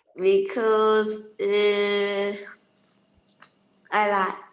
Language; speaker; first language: English; non-native, learner; Vietnamese